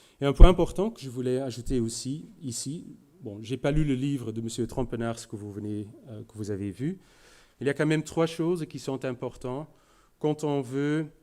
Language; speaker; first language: French; non-native, local second language; Dutch